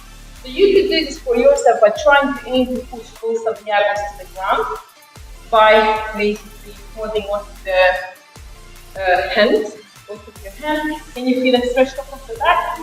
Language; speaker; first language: English; non-native, fluent; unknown